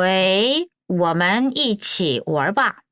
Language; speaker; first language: Chinese; non-native, fluent; Korean